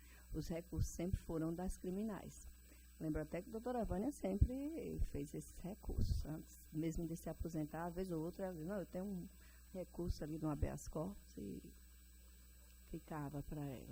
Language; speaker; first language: Portuguese; native; Portuguese